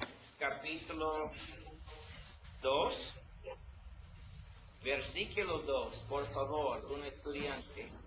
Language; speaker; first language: Spanish; non-native, learner; English